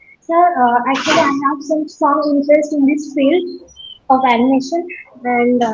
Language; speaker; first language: English; non-native, learner; Bangla